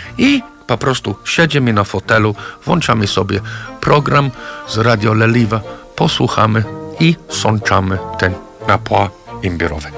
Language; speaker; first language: Polish; non-native, fluent; English